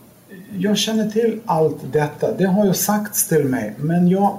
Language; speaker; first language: Swedish; non-native, learner; Lithuanian